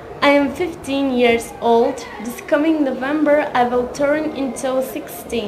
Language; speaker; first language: English; non-native, learner; Uzbek